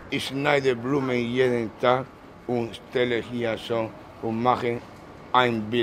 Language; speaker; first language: German; non-native, learner; Spanish